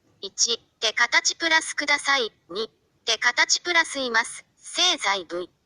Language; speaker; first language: Japanese; non-native, fluent; Chinese